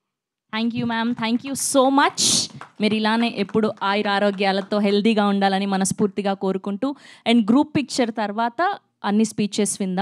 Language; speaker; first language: Telugu; native; Telugu